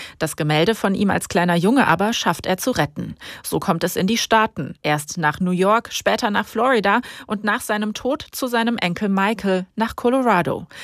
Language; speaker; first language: German; native; German